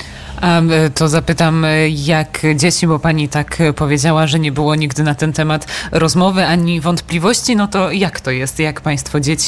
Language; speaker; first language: Polish; native; Polish